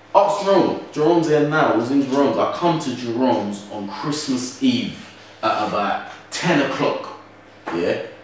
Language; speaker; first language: English; native; English